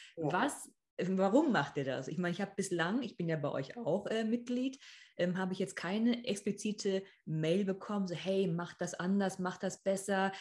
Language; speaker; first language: German; native; German